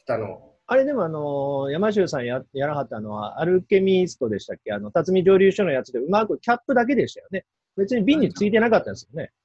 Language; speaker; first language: Japanese; native; Japanese